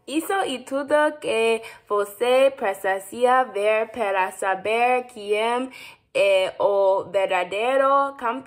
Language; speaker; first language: Portuguese; non-native, learner; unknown